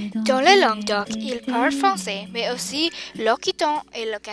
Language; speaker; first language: French; non-native, learner; English